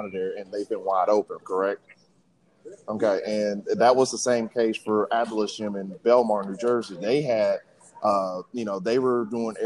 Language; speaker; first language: English; native; English